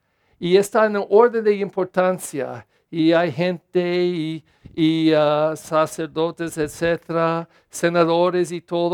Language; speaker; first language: Spanish; non-native, fluent; English